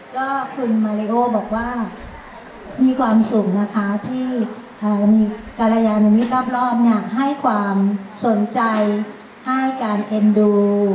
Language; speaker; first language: Thai; native; Thai